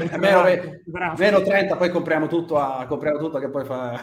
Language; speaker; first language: Italian; native; Italian